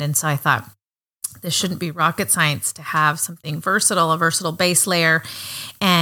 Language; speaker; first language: English; native; English